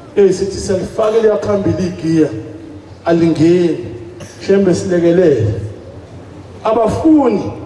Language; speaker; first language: Zulu; native; Zulu